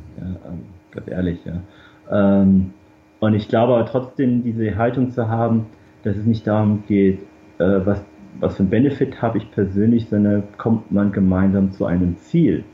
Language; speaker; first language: German; early bilingual, other home language; Korean